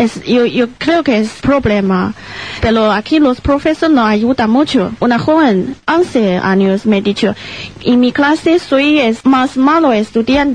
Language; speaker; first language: Spanish; non-native, learner; Chinese